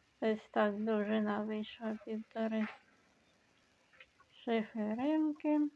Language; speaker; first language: Ukrainian; native; Ukrainian